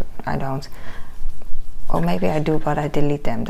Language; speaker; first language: English; non-native, fluent; Dutch